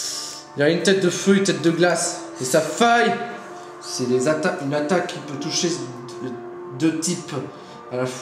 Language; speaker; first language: French; native; French